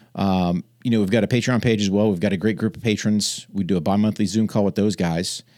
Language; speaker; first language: English; native; English